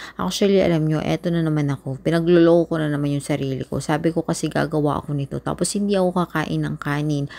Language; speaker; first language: Filipino; non-native, local second language; Iloko